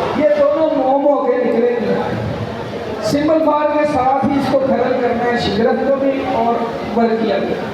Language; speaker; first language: Urdu; non-native, local second language; Punjabi